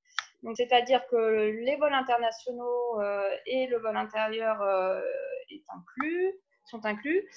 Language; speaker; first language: French; native; French